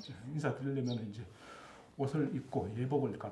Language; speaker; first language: Korean; native; Korean